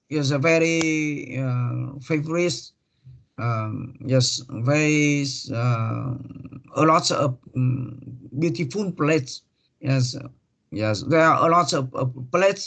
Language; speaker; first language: English; non-native, learner; Vietnamese